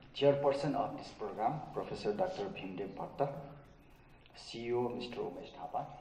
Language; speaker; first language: English; non-native, local second language; Nepali